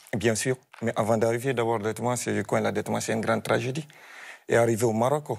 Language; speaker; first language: French; non-native, local second language; Fula